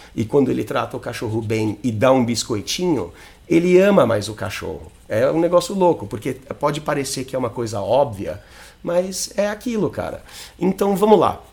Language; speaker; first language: Portuguese; non-native, fluent; English